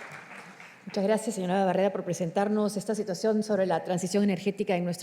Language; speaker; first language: Spanish; native; Spanish